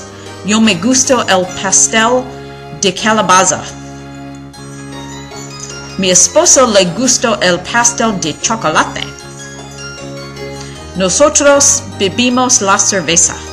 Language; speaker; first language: Spanish; non-native, learner; English